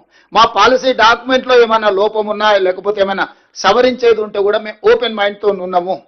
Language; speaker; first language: Telugu; native; Telugu